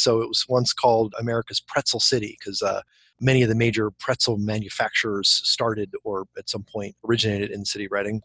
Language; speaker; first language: English; native; English